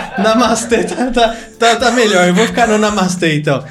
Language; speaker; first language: Portuguese; native; Portuguese